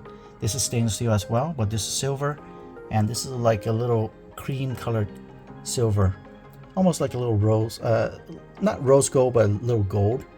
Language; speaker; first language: English; native; English